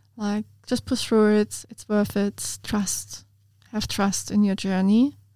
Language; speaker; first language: English; non-native, fluent; German